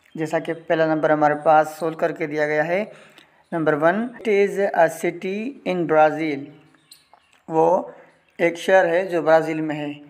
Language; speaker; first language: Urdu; non-native, local second language; Sindhi